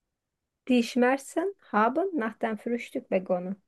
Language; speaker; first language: German; non-native, fluent; Turkish